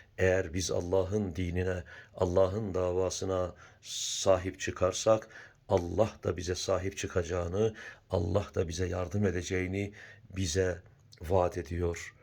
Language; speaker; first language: Turkish; native; Turkish